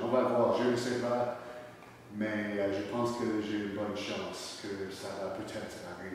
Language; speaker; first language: French; non-native, learner; English